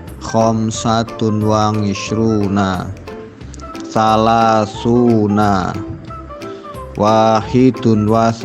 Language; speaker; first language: Arabic; non-native, fluent; Indonesian